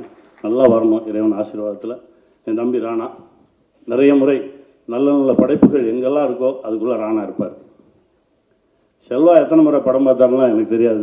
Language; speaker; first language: Tamil; native; Tamil